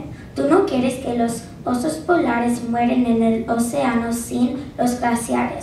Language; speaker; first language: Spanish; non-native, learner; English